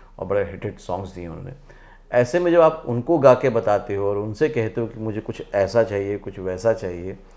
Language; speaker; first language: Hindi; native; Hindi